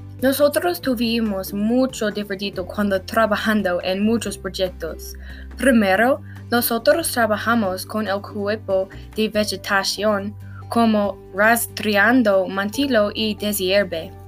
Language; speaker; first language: Spanish; non-native, learner; English